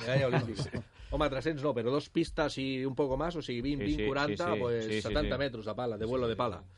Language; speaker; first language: Spanish; non-native, local second language; Catalan